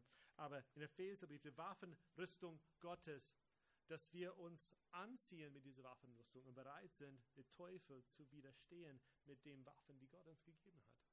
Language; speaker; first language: German; non-native, fluent; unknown